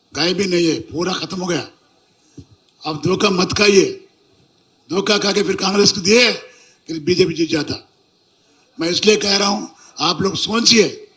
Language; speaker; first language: Hindi; non-native, local second language; Telugu